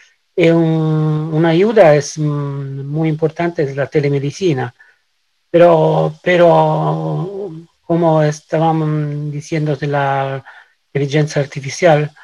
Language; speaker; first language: Spanish; non-native, learner; Italian